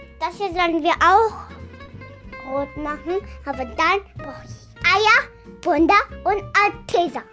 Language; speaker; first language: German; early bilingual, other home language; Indonesian